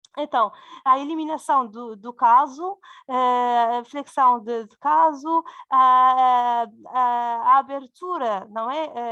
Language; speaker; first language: Portuguese; non-native, fluent; Berber languages